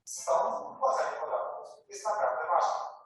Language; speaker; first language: Polish; native; Polish